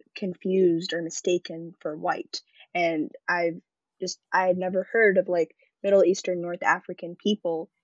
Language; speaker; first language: English; early bilingual, other home language; Arabic